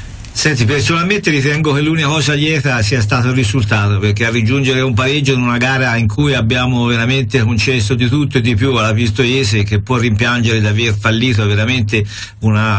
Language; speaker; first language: Italian; native; Italian